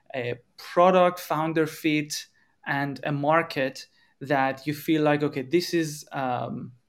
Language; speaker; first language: English; non-native, fluent; Persian